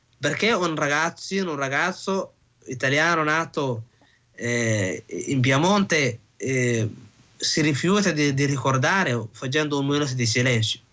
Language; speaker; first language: Italian; non-native, fluent; Somali